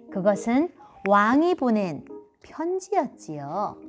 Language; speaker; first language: Korean; native; Korean